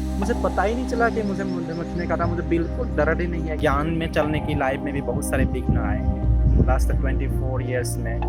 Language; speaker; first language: Hindi; non-native, local second language; Assamese